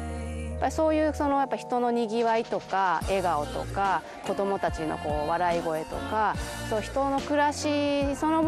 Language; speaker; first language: Japanese; native; Japanese